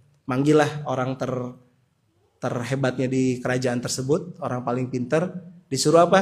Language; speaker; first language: Indonesian; native; Indonesian